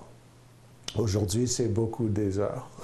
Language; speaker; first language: French; non-native, local second language; English